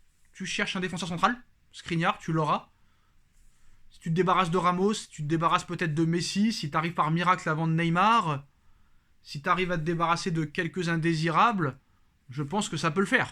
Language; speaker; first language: French; native; French